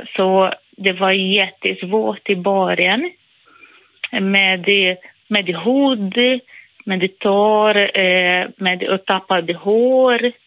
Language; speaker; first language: Swedish; non-native, fluent; Portuguese